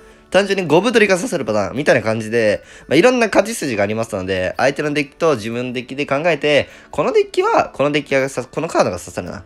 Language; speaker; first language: Japanese; native; Japanese